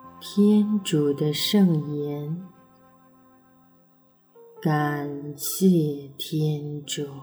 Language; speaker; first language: Chinese; native; Chinese